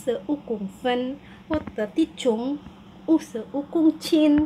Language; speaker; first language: Chinese; non-native, learner; Indonesian